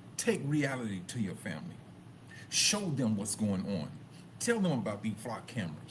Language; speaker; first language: English; native; English